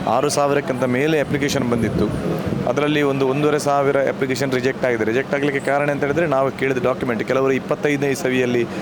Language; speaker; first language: Kannada; non-native, local second language; Tulu